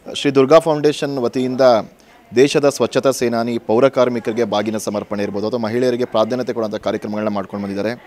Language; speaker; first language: Kannada; native; Kannada